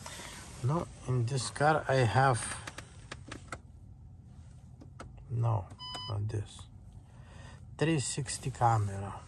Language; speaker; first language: English; non-native, learner; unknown